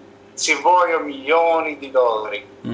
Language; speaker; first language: Italian; non-native, learner; English